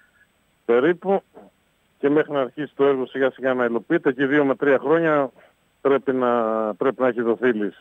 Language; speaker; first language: Greek; native; Greek